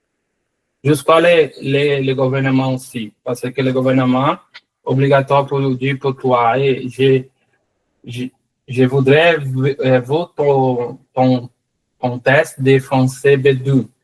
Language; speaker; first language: French; non-native, learner; Portuguese